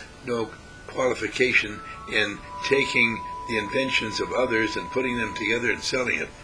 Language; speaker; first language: English; native; English